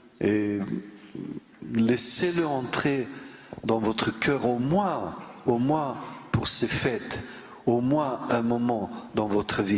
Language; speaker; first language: French; non-native, fluent; Romanian